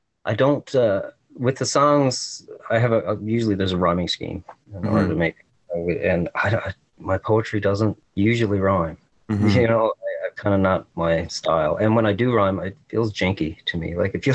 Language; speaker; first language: English; native; English